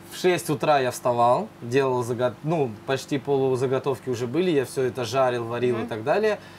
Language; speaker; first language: Russian; native; Russian